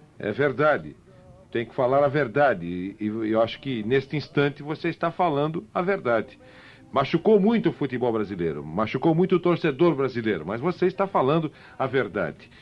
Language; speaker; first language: Portuguese; native; Portuguese